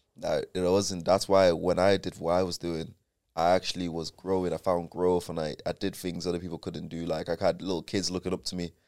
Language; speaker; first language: English; native; English